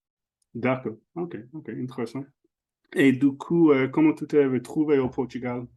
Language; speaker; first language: French; non-native, fluent; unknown